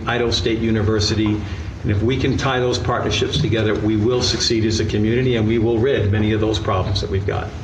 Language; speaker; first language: English; native; English